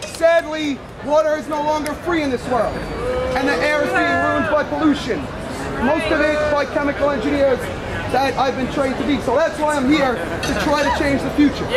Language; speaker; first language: English; native; English